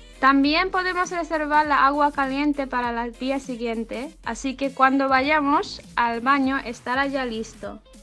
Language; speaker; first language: Spanish; non-native, learner; Japanese